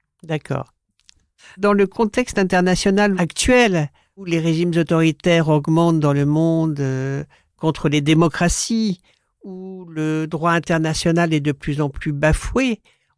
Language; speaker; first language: French; native; French